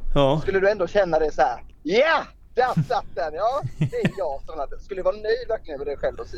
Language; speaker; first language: Swedish; native; Swedish